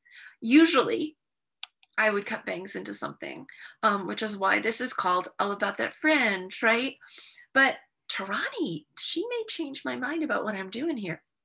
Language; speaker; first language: English; native; English